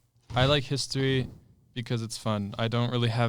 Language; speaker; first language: English; native; English